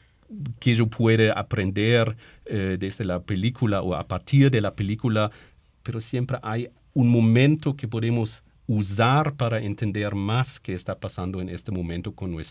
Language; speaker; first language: Spanish; non-native, fluent; German